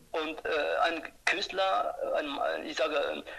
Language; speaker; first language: German; non-native, fluent; Turkish